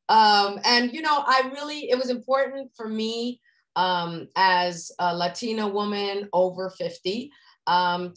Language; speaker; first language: English; native; English